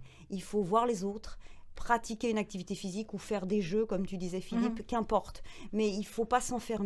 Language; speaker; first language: French; native; French